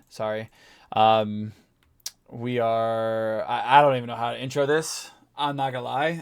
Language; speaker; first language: English; native; English